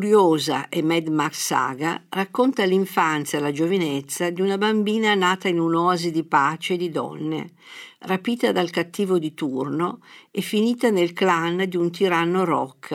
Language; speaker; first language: Italian; native; Italian